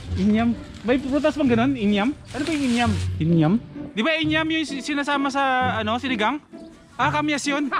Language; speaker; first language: Filipino; non-native, local second language; Aklanon